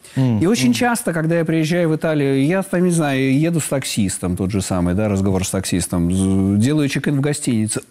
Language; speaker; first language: Russian; native; Russian